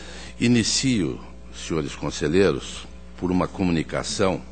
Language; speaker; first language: Portuguese; native; Portuguese